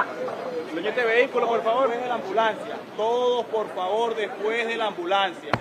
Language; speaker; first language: Spanish; native; Spanish